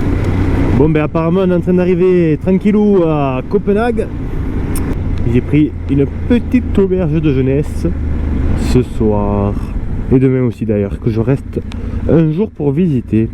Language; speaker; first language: French; native; French